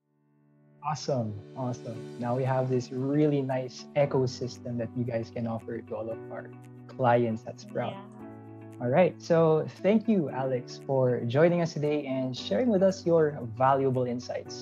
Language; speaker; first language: English; non-native, local second language; Filipino